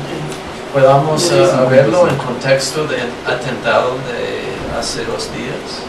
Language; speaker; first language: Spanish; non-native, fluent; English